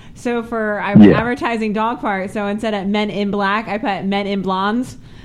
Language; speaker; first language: English; native; English